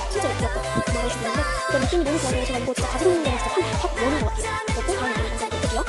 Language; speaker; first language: Korean; native; Korean